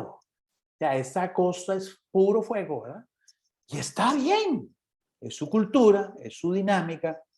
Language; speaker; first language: Spanish; native; Spanish